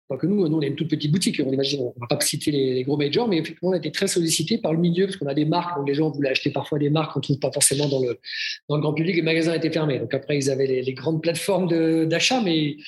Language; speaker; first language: French; native; French